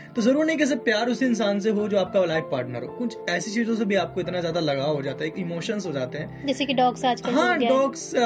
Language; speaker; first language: Hindi; native; Hindi